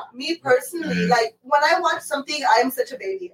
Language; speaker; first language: English; early bilingual, other home language; Spanish